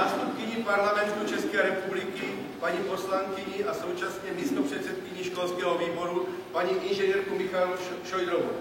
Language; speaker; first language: Czech; native; Czech